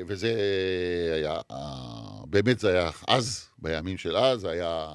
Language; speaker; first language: Hebrew; native; Hebrew